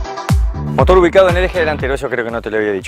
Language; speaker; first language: Spanish; native; Spanish